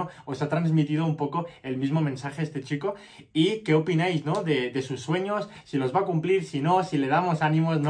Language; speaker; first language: Spanish; native; Spanish